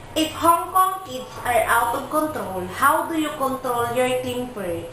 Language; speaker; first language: English; non-native, local second language; Cebuano